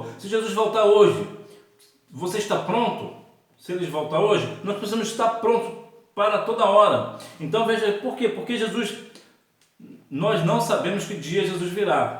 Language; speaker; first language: Portuguese; native; Portuguese